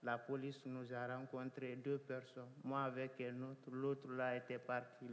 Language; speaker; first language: French; non-native, local second language; Fula